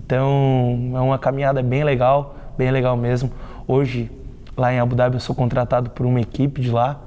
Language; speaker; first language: Portuguese; native; Portuguese